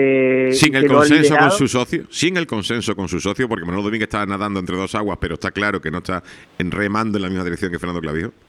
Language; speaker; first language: Spanish; native; Spanish